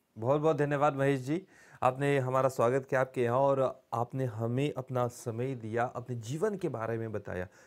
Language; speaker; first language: Hindi; early bilingual, heritage; Bhojpuri